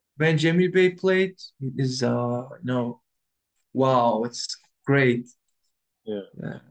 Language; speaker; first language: English; non-native, learner; Turkish